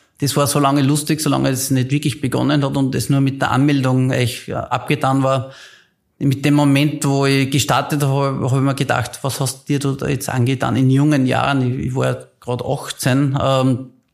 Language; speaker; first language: German; native; German